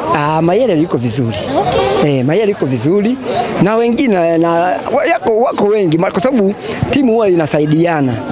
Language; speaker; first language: Swahili; native; Swahili